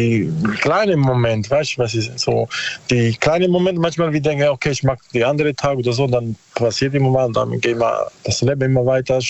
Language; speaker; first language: German; non-native, learner; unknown